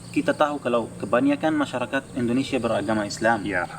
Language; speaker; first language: Malay; non-native, fluent; Arabic